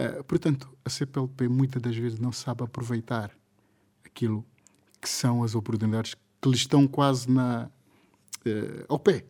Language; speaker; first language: Portuguese; non-native, local second language; Upper Guinea Crioulo